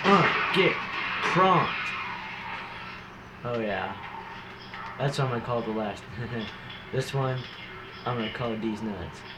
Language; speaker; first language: English; native; English